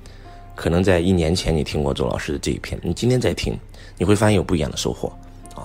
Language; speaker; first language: Chinese; native; Chinese